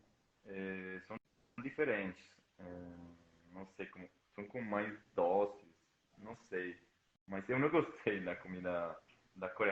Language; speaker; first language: Portuguese; non-native, fluent; Spanish